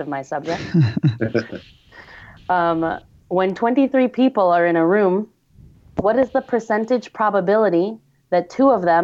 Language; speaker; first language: English; native; English